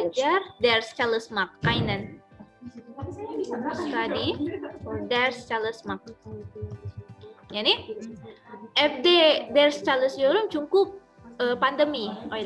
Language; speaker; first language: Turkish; non-native, fluent; Indonesian